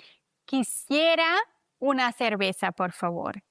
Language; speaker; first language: Spanish; non-native, fluent; German